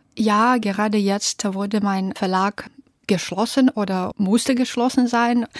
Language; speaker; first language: German; non-native, fluent; Belarusian